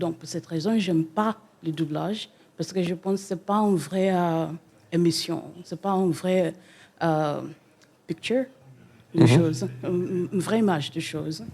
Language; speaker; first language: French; non-native, learner; English